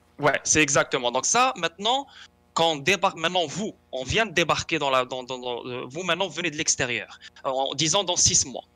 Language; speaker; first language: French; non-native, local second language; Arabic